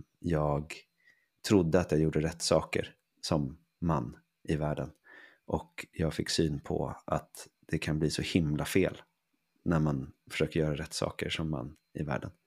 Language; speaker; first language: Swedish; native; Swedish